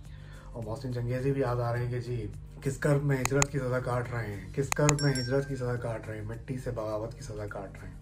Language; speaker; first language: Urdu; native; Urdu